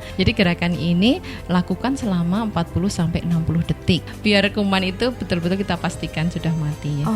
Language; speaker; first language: Indonesian; native; Indonesian